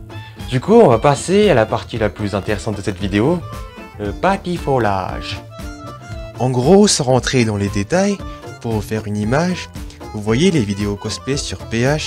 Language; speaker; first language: French; native; French